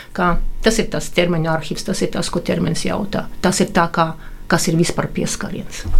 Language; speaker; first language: Latvian; non-native, local second language; Russian